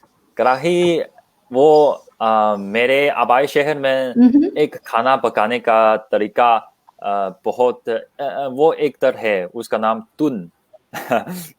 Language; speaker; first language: Hindi; non-native, learner; Chinese